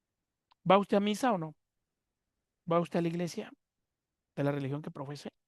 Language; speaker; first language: Spanish; native; Spanish